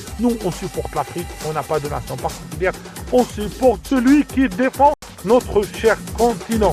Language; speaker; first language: French; non-native, local second language; Arabic